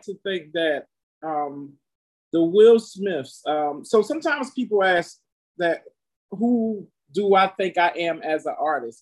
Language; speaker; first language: English; native; English